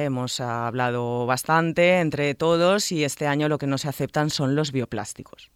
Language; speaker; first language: Spanish; native; Spanish